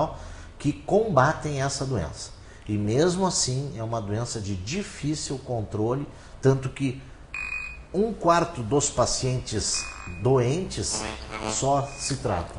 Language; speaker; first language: Portuguese; native; Portuguese